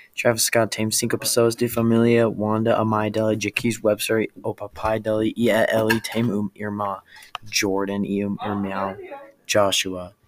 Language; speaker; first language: Portuguese; non-native, learner; English